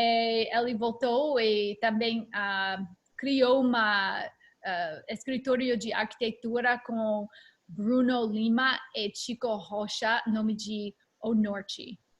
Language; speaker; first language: Portuguese; non-native, learner; English